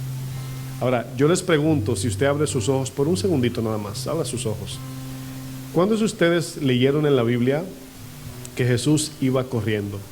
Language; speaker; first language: Spanish; native; Spanish